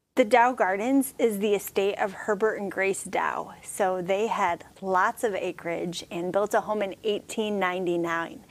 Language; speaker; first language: English; native; English